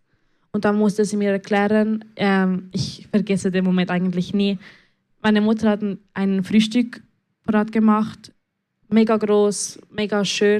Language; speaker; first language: German; early bilingual, other home language; Spanish